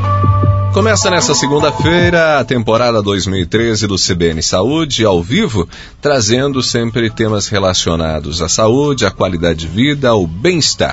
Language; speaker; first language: Portuguese; native; Portuguese